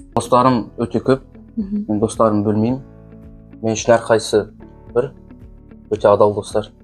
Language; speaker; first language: Kazakh; non-native, local second language; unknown